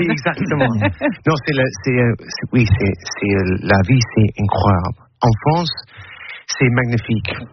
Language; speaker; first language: French; non-native, learner; English